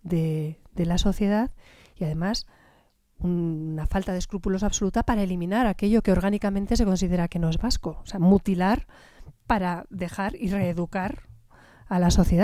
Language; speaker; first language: Spanish; native; Spanish